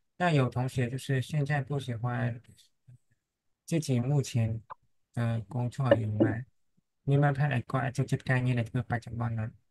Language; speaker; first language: Chinese; non-native, learner; Khmer